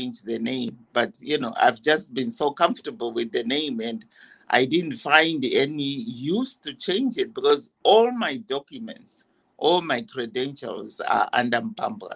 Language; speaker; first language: English; non-native, local second language; Shona